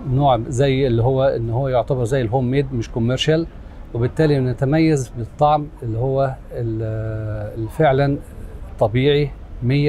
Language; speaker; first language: Arabic; native; Arabic